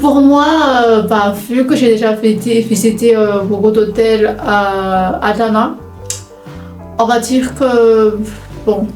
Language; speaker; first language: French; non-native, local second language; Malagasy